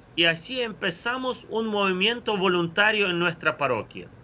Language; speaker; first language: Spanish; non-native, fluent; Ukrainian